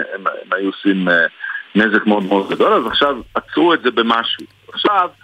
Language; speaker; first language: Hebrew; native; Hebrew